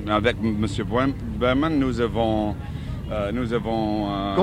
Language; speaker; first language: French; non-native, learner; English